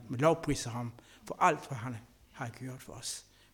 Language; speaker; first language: Danish; non-native, learner; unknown